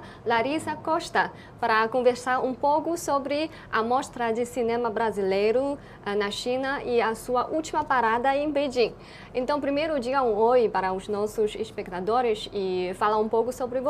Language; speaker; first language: Portuguese; non-native, fluent; Chinese